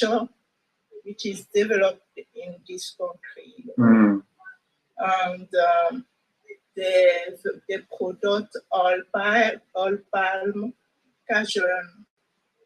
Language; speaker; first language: English; non-native, local second language; French